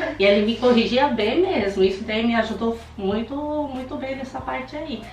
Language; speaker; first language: Portuguese; non-native, fluent; Romanian